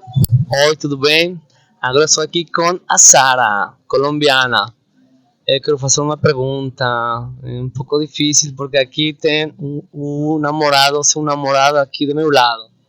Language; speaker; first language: Portuguese; non-native, fluent; Spanish